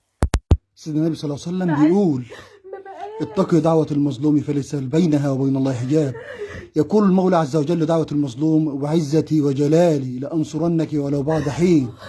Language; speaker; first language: Arabic; native; Arabic